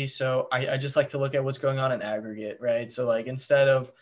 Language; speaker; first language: English; native; English